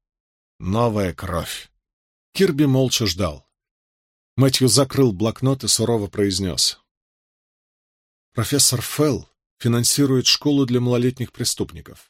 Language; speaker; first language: Russian; native; Russian